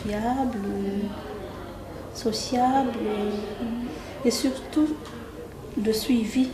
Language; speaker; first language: French; non-native, local second language; Malagasy